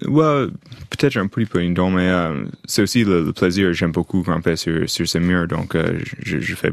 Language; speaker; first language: French; non-native, fluent; English